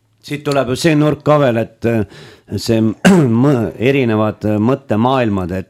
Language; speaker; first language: Estonian; native; Estonian